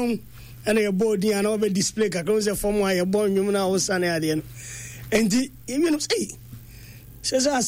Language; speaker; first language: English; non-native, local second language; Akan